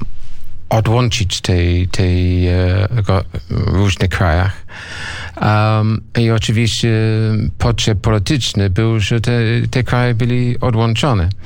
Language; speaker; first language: Polish; non-native, fluent; English